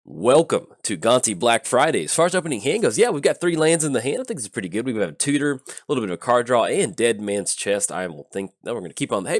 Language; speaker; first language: English; native; English